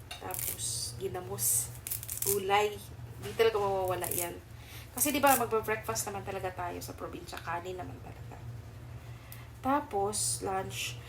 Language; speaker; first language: Filipino; non-native, local second language; Cebuano